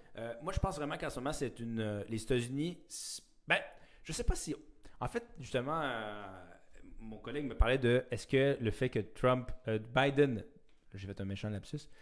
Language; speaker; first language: French; native; French